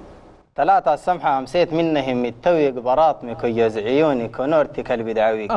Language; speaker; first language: Arabic; native; Arabic